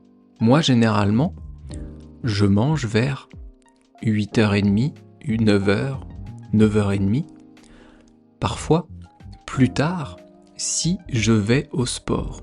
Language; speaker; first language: French; native; French